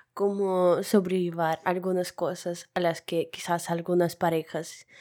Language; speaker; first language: Spanish; non-native, fluent; Russian